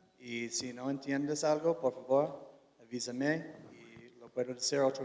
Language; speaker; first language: Spanish; non-native, fluent; English